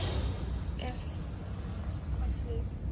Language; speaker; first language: English; non-native, learner; Chinese